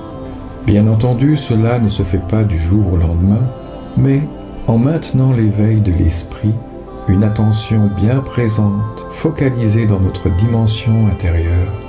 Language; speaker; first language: French; native; French